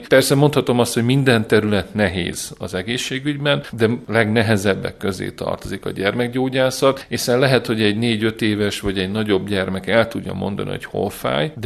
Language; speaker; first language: Hungarian; native; Hungarian